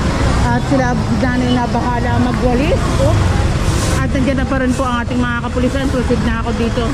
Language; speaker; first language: Filipino; native; Filipino